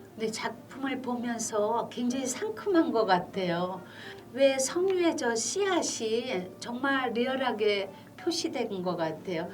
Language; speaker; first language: Korean; native; Korean